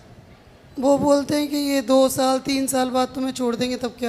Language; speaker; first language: Hindi; native; Hindi